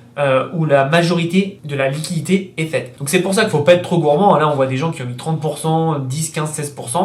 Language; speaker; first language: French; native; French